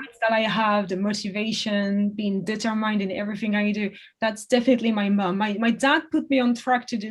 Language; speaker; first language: English; non-native, fluent; French